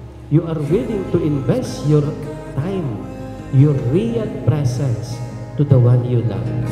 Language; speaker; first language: English; non-native, local second language; Filipino